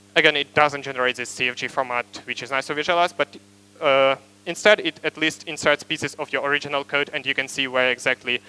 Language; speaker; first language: English; non-native, fluent; Ukrainian